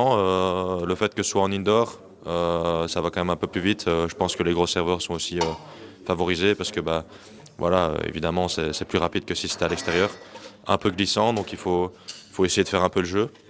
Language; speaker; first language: French; native; French